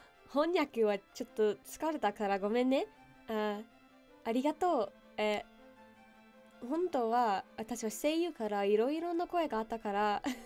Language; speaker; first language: Japanese; non-native, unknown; English